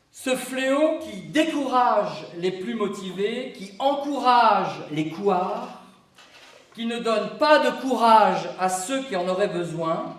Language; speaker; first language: French; native; French